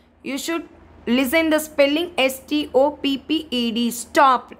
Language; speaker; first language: English; non-native, local second language; Tamil